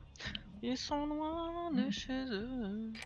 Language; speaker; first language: French; native; French